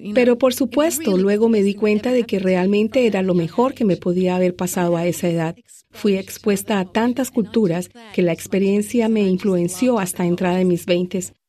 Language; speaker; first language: Spanish; non-native, fluent; English